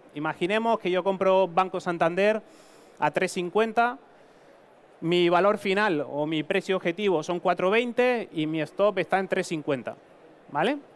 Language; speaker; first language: Spanish; native; Spanish